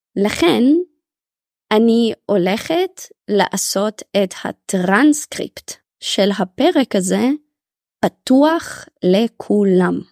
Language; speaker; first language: Hebrew; native; Hebrew